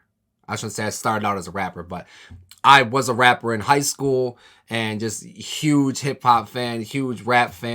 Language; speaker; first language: English; native; English